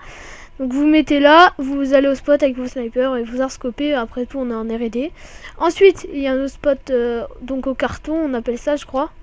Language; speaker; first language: French; native; French